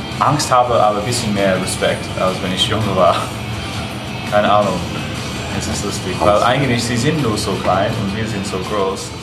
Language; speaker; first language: German; non-native, learner; English